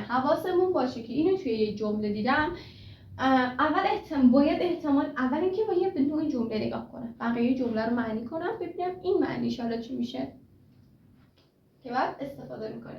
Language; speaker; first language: Persian; native; Persian